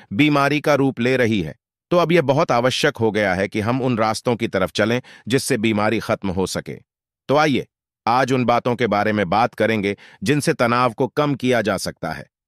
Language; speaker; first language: Hindi; native; Hindi